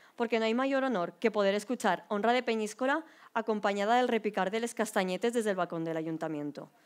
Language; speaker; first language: Spanish; native; Spanish